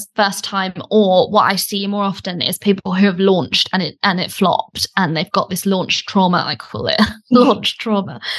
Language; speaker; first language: English; native; English